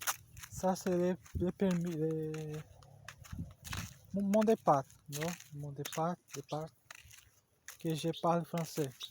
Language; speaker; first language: French; non-native, learner; Portuguese